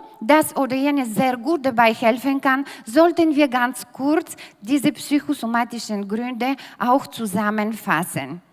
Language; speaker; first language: German; non-native, fluent; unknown